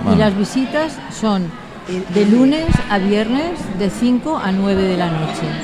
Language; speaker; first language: Spanish; non-native, fluent; German